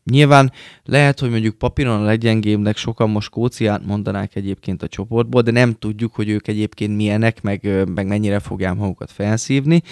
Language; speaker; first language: Hungarian; native; Hungarian